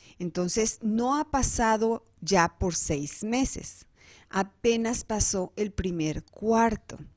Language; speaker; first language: Spanish; native; Spanish